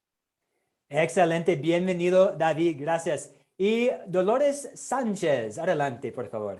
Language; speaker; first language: Spanish; non-native, fluent; English